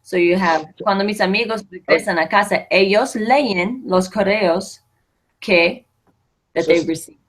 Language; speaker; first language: Spanish; non-native, fluent; English